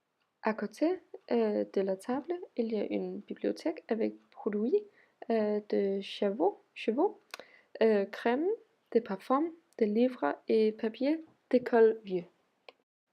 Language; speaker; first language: French; non-native, learner; Danish